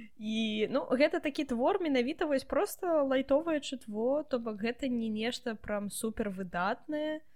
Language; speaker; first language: Belarusian; non-native, local second language; Russian